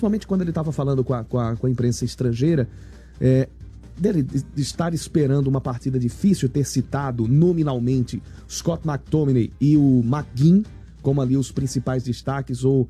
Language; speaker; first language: Portuguese; native; Portuguese